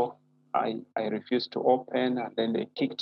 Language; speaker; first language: English; non-native, local second language; Acoli